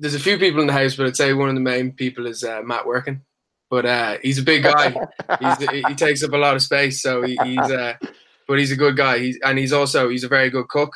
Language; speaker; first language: English; native; English